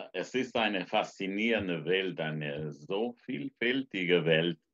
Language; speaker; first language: German; non-native, fluent; Romanian